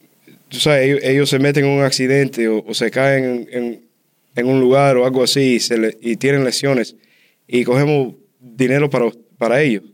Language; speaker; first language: Spanish; early bilingual, heritage; Spanish